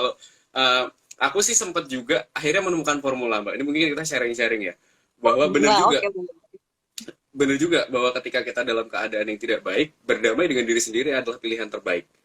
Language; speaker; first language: Indonesian; native; Indonesian